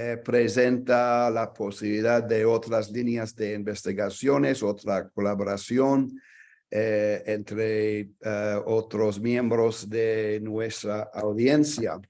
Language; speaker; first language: Spanish; non-native, fluent; English